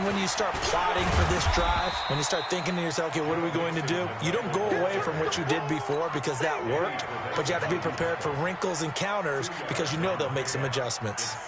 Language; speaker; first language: English; native; English